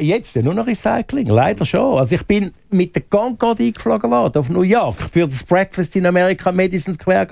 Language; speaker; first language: German; native; German